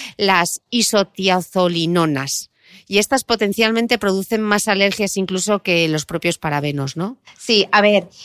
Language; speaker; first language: Spanish; native; Spanish